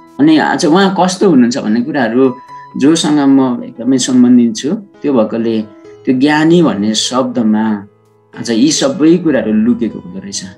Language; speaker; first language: Nepali; non-native, local second language; Sherpa